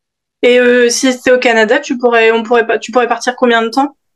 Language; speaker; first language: French; native; French